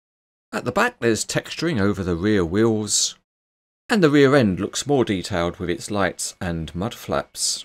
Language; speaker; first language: English; native; English